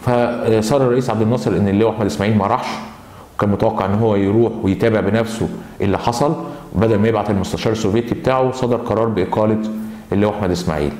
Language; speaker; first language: Arabic; native; Arabic